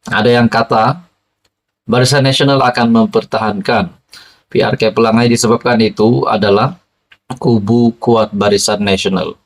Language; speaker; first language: Malay; native; Malay